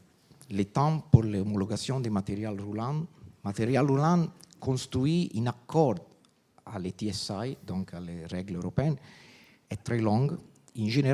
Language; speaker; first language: French; non-native, fluent; Italian